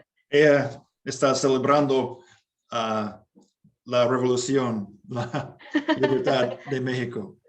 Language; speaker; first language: Spanish; non-native, learner; English